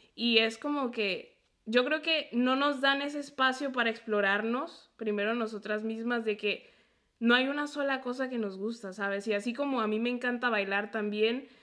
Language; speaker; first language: Spanish; native; Spanish